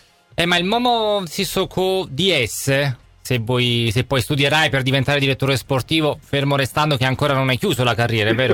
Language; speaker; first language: Italian; native; Italian